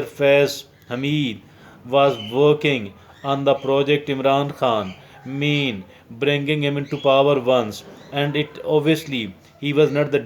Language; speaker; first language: English; non-native, local second language; Urdu